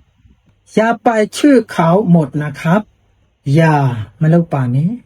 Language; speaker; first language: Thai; non-native, fluent; Burmese